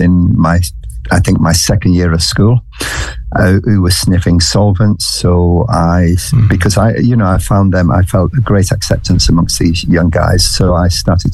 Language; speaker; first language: English; native; English